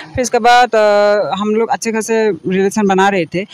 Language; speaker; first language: Hindi; non-native, local second language; Assamese